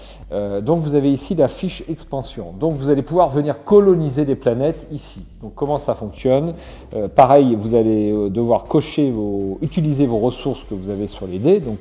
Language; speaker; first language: French; native; French